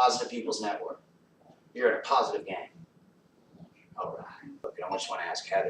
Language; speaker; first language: English; native; English